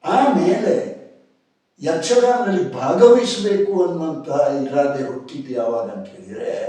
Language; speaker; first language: Kannada; non-native, local second language; Tulu